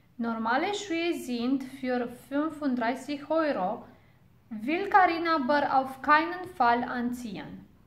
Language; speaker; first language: German; non-native, fluent; Romanian